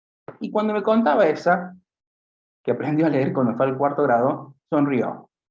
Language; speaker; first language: Spanish; native; Spanish